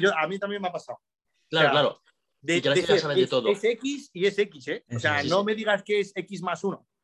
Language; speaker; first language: Spanish; early bilingual, other home language; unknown